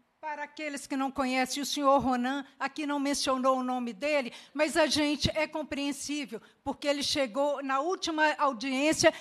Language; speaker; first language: Portuguese; native; Portuguese